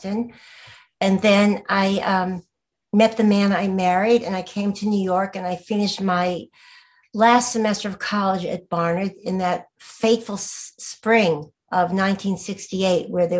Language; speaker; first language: English; native; English